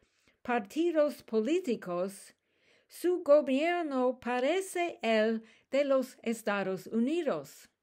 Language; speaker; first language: Spanish; non-native, learner; English